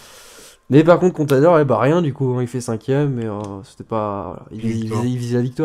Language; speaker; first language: French; native; French